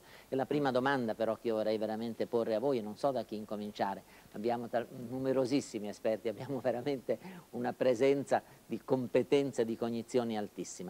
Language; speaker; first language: Italian; native; Italian